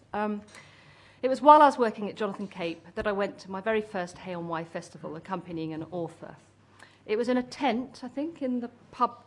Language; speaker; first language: English; native; English